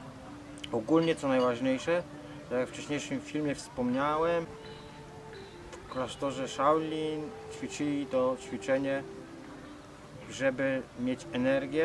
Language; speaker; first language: Polish; non-native, fluent; Vietnamese